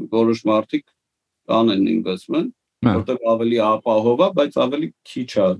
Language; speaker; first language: Armenian; native; Armenian